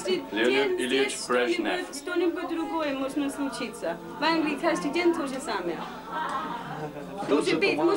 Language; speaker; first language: Russian; non-native, learner; English